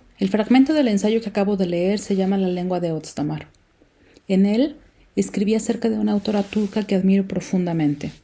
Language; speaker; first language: Spanish; native; Spanish